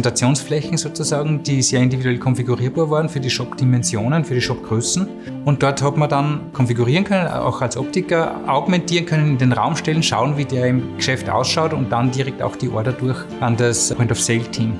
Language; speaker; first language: German; native; German